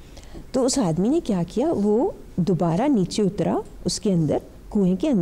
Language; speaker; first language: Urdu; native; Urdu